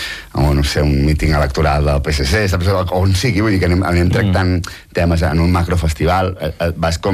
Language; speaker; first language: Catalan; native; Catalan